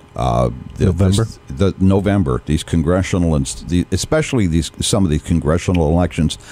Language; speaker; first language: English; native; English